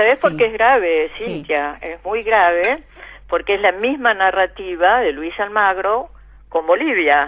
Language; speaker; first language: Spanish; native; Spanish